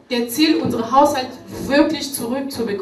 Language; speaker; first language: German; non-native, learner; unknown